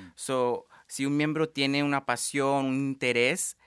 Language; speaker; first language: Spanish; early bilingual, heritage; Spanish